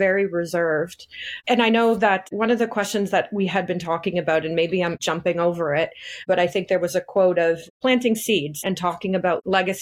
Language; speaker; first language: English; native; English